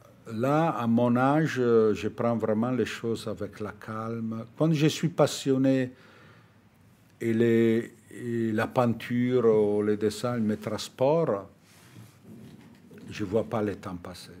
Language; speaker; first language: French; non-native, fluent; Italian